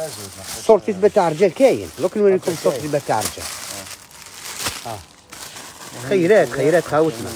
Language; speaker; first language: Arabic; native; Arabic